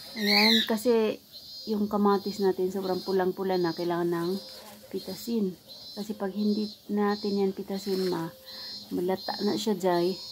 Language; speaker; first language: Filipino; non-native, local second language; Cebuano